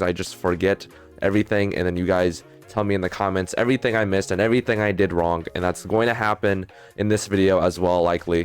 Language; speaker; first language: English; native; English